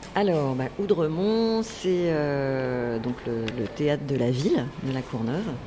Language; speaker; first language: French; native; French